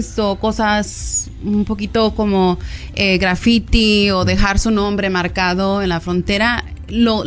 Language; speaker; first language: Spanish; early bilingual, heritage; Spanish